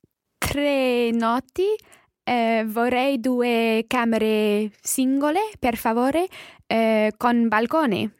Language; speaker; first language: Italian; non-native, learner; English